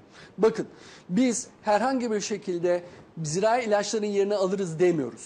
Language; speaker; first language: Turkish; native; Turkish